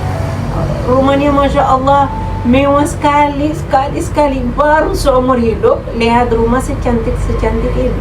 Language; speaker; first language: Indonesian; non-native, fluent; Arabic